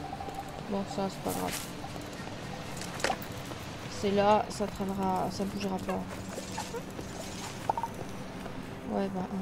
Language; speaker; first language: French; native; French